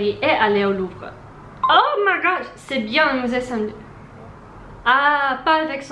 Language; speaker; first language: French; non-native, learner; English